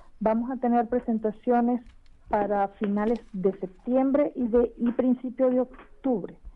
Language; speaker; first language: Spanish; native; Spanish